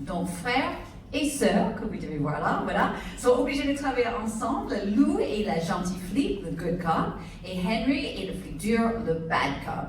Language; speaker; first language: French; native; French